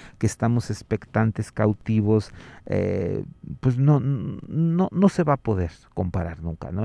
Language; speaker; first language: Spanish; native; Spanish